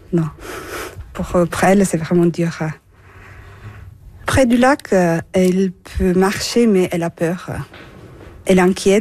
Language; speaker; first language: French; non-native, fluent; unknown